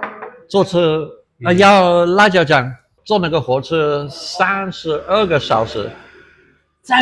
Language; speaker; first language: Chinese; non-native, fluent; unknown